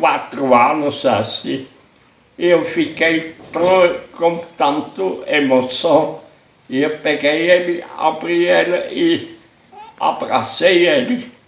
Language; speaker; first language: Portuguese; non-native, fluent; German